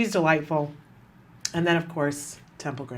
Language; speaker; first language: English; native; English